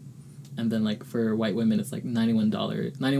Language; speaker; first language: English; early bilingual, other home language; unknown